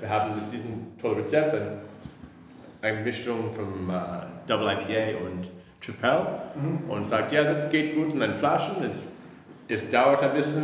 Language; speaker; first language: German; non-native, learner; English